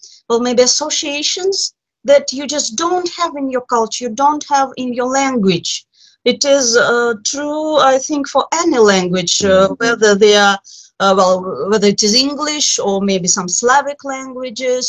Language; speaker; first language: English; non-native, fluent; Russian